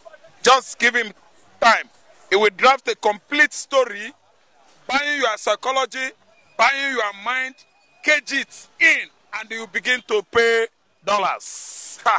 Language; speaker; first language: English; non-native, local second language; Igbo